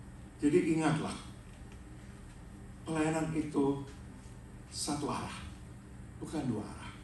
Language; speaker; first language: Indonesian; native; Indonesian